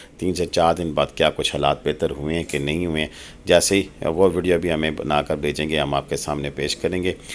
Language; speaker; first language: Urdu; non-native, local second language; Pahari-Potwari